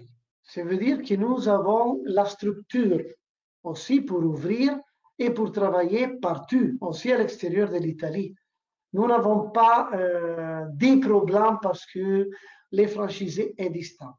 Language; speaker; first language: French; non-native, learner; Italian